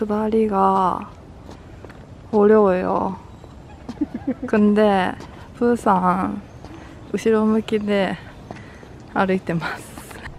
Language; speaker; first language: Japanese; non-native, fluent; Korean